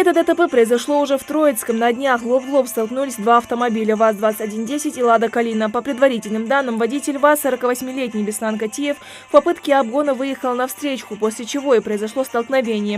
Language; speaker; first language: Russian; native; Russian